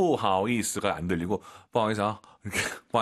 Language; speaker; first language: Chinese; non-native, fluent; Korean